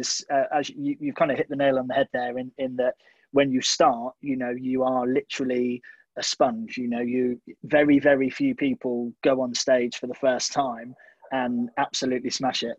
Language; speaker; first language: English; native; English